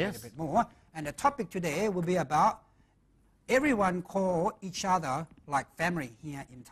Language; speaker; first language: English; non-native, fluent; Thai